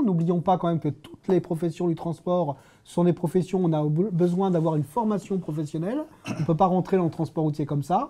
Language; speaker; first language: French; native; French